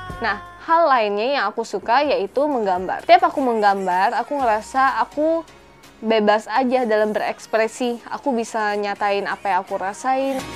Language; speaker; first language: Indonesian; native; Indonesian